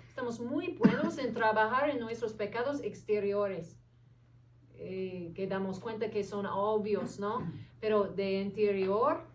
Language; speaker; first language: Spanish; non-native, fluent; English